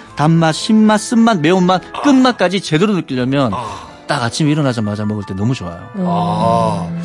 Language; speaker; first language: Korean; native; Korean